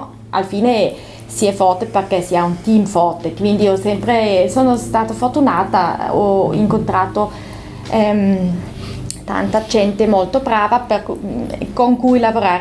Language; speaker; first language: Italian; non-native, local second language; German